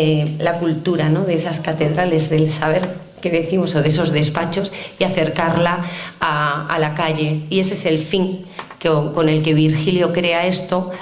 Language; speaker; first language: Spanish; native; Spanish